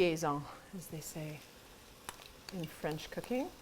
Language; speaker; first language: English; native; English